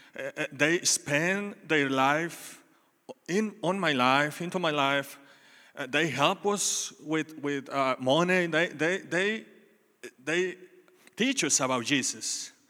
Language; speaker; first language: English; non-native, learner; Spanish